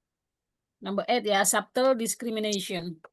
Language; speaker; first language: English; non-native, learner; Indonesian